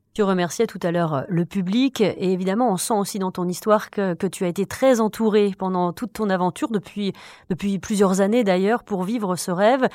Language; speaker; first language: French; native; French